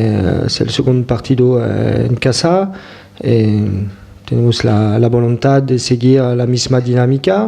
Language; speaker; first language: Spanish; non-native, fluent; French